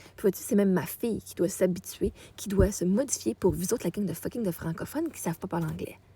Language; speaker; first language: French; native; French